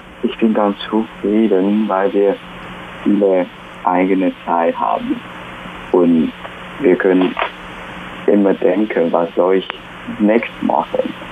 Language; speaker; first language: German; non-native, fluent; Chinese